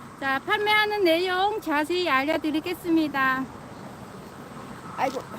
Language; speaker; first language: Korean; non-native, fluent; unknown